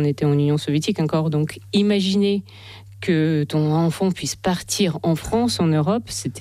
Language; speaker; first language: French; non-native, fluent; Russian